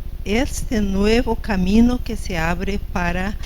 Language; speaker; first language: Spanish; non-native, fluent; Portuguese